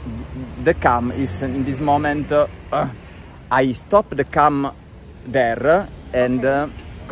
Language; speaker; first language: English; non-native, learner; Italian